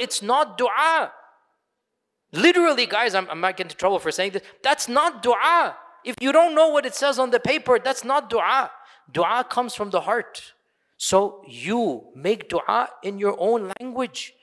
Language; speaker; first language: English; early bilingual, other home language; Urdu